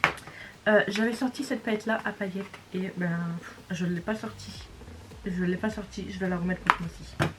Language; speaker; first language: French; native; French